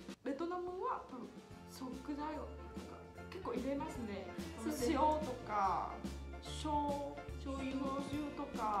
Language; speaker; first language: Japanese; non-native, fluent; Vietnamese